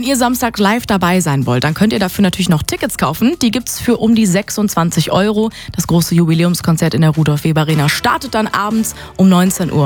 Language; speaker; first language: German; native; German